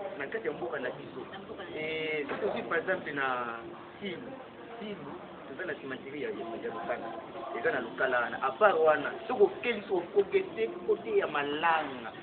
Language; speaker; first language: Lingala; non-native, local second language; Kongo